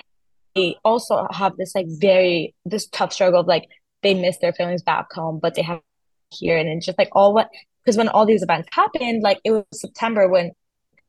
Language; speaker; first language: English; early bilingual, other home language; Persian